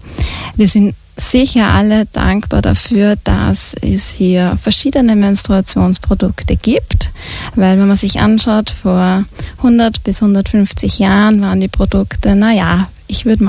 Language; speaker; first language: German; native; German